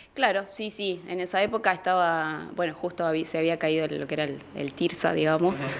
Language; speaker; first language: Spanish; native; Spanish